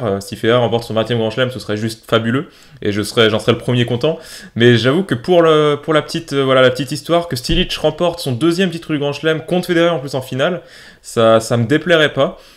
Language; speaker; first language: French; native; French